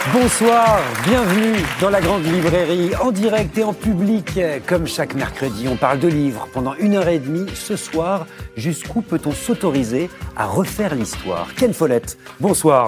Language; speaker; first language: French; native; French